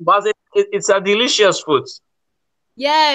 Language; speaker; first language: English; non-native, learner; Kurdish